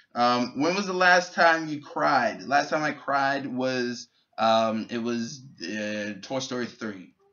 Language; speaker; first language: English; native; English